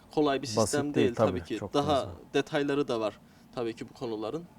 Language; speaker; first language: Turkish; native; Turkish